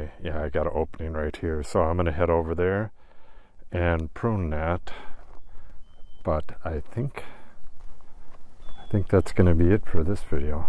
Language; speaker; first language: English; native; English